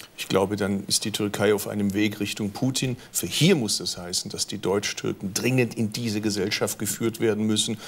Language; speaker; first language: German; early bilingual, other home language; Turkish